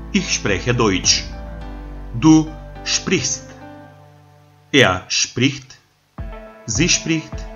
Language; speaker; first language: German; non-native, fluent; Macedonian